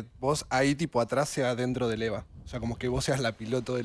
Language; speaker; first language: Spanish; native; Spanish